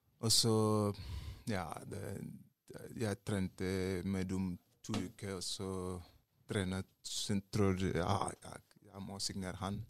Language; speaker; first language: Norwegian; non-native, learner; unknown